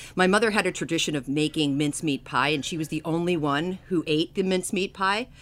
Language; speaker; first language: English; native; English